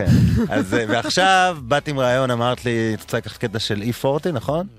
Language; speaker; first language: Hebrew; native; Hebrew